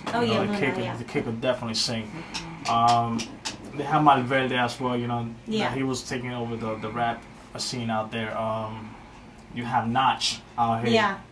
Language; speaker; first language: English; native; English